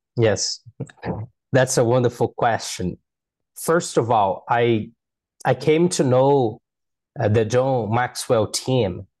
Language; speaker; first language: English; non-native, fluent; Portuguese